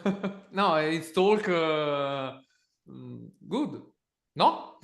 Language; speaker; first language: English; non-native, learner; Italian